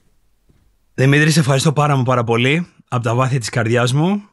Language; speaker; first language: Greek; native; Greek